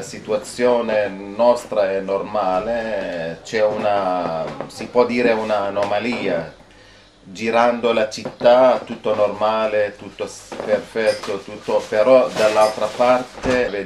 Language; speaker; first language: Italian; non-native, fluent; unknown